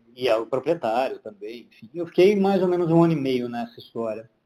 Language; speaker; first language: Portuguese; native; Portuguese